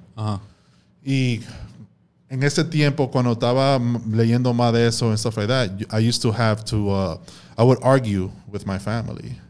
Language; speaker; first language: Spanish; early bilingual, heritage; Spanish